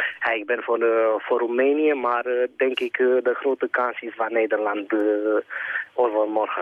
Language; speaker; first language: Dutch; non-native, learner; Romanian